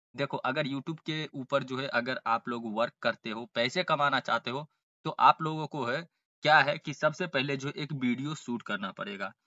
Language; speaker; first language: Hindi; native; Hindi